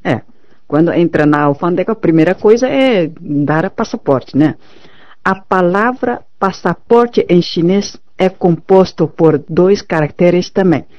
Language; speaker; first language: Portuguese; non-native, fluent; Chinese